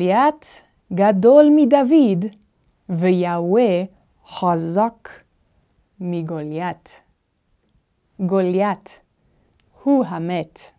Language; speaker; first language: Hebrew; non-native, fluent; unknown